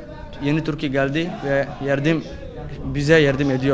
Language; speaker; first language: Turkish; non-native, learner; Somali